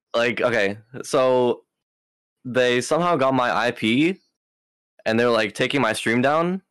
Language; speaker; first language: English; native; English